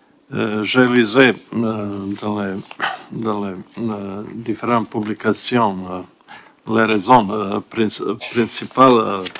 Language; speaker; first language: French; non-native, learner; Bosnian